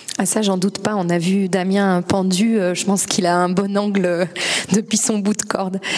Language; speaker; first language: French; native; French